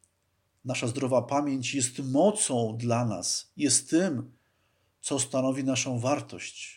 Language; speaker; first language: Polish; native; Polish